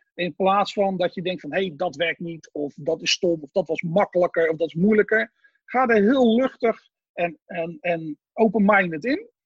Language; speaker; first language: Dutch; native; Dutch